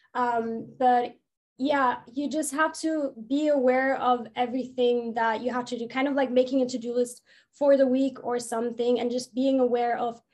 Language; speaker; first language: English; non-native, fluent; German